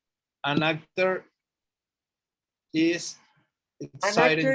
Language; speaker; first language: English; non-native, learner; Spanish